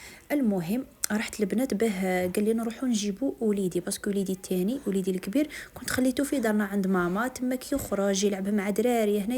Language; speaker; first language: Arabic; native; Arabic